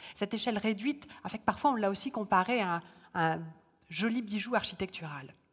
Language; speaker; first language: French; native; French